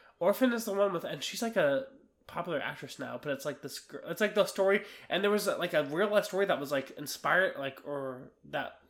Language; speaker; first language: English; native; English